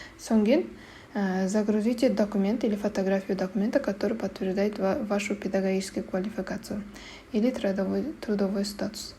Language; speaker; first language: Russian; non-native, local second language; Kazakh